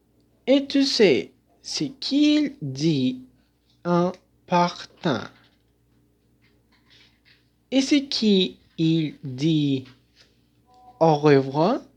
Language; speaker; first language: French; non-native, learner; Spanish